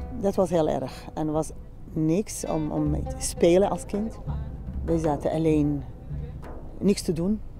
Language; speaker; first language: Dutch; non-native, fluent; Central Kurdish